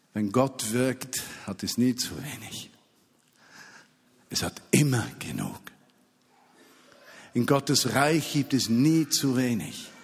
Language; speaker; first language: German; native; German